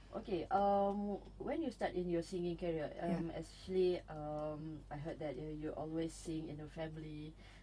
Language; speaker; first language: English; non-native, local second language; Malay